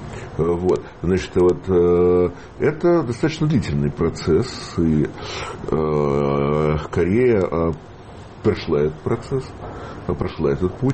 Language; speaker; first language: Russian; native; Russian